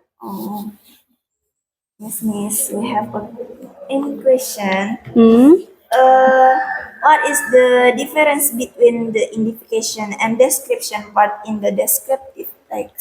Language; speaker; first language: English; non-native, learner; Indonesian